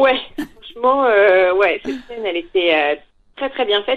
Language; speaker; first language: French; native; French